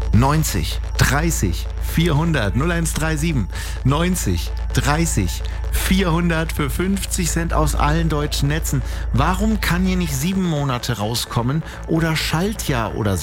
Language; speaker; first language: German; native; German